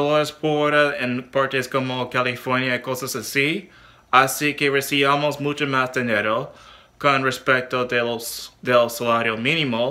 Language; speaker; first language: Spanish; non-native, learner; English